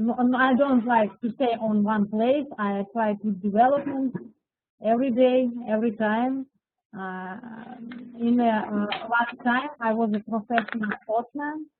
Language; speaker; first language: English; non-native, learner; Russian